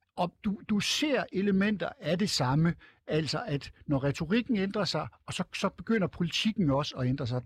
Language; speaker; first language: Danish; native; Danish